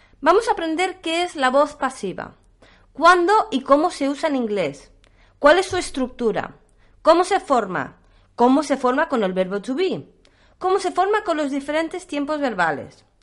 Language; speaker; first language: Spanish; native; Spanish